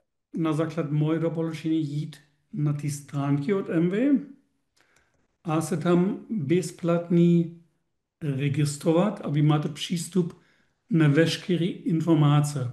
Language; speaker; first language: Czech; non-native, learner; German